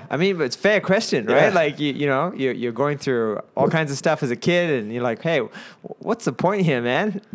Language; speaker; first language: English; native; English